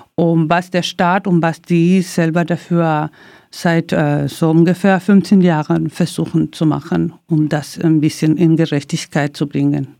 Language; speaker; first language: German; non-native, learner; Spanish